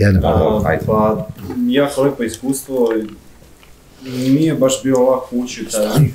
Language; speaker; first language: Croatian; early bilingual, heritage; Serbian